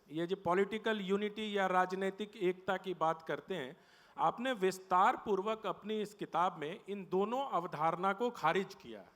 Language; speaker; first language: Hindi; native; Hindi